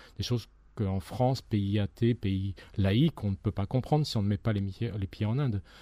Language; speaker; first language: French; native; French